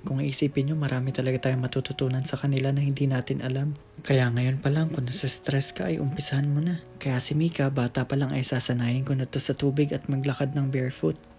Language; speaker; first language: Filipino; native; Filipino